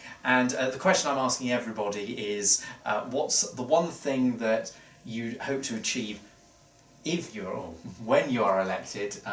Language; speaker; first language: English; native; English